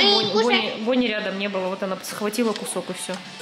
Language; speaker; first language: Russian; native; Russian